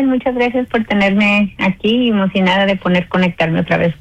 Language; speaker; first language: Spanish; early bilingual, heritage; Spanish